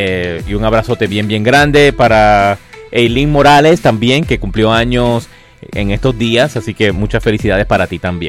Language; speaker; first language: Spanish; native; Spanish